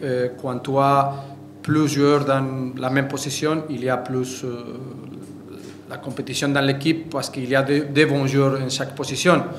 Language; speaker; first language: French; non-native, fluent; Spanish